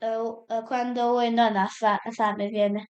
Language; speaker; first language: Italian; non-native, learner; Serbian